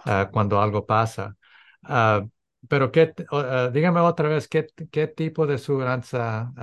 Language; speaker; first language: Spanish; early bilingual, heritage; English